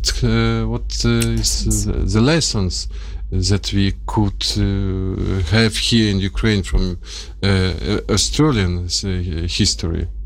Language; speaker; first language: English; non-native, fluent; Ukrainian